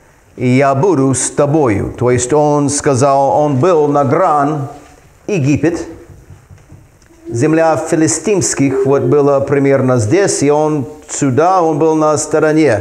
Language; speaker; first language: Russian; non-native, fluent; English